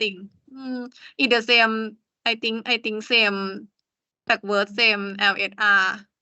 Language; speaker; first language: English; non-native, learner; Thai